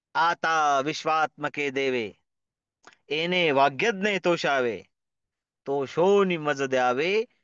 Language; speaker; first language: Hindi; non-native, local second language; Marathi